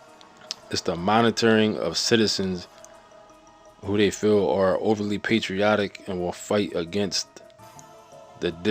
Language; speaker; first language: English; native; English